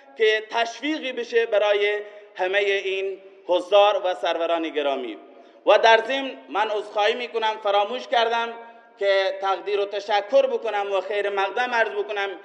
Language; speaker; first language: Persian; non-native, local second language; Baluchi